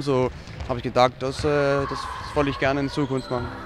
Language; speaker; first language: German; non-native, fluent; Danish